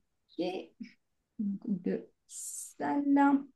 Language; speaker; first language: French; native; French